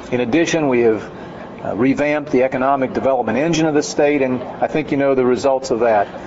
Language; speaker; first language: English; native; English